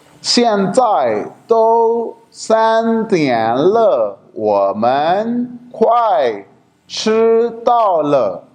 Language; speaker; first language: Chinese; non-native, fluent; Urdu